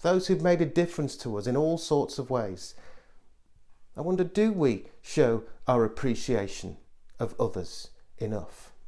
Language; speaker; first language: English; native; English